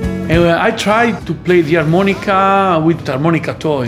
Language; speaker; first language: English; non-native, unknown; Italian